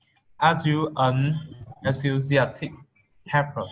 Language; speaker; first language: English; non-native, learner; Vietnamese